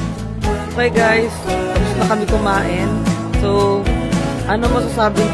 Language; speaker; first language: Filipino; native; Filipino